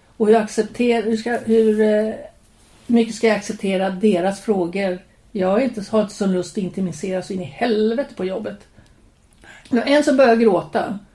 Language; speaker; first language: Swedish; native; Swedish